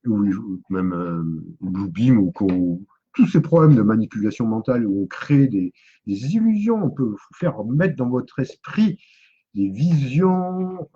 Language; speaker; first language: French; native; French